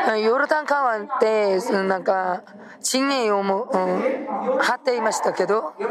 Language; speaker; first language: Japanese; non-native, fluent; Korean